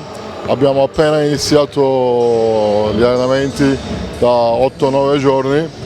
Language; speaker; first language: Italian; non-native, fluent; Turkish